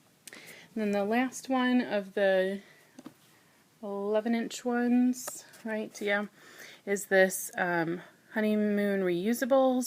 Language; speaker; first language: English; native; English